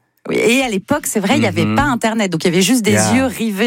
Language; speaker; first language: French; native; French